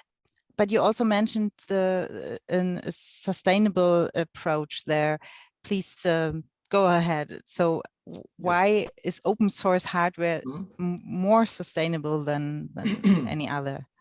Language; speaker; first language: English; non-native, fluent; German